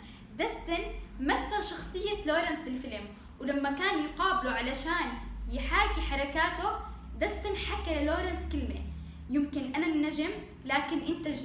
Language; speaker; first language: Arabic; native; Arabic